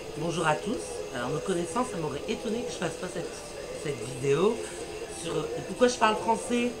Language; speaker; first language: French; early bilingual, other home language; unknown